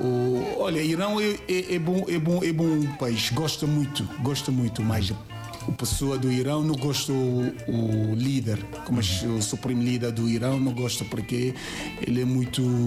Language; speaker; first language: Portuguese; non-native, learner; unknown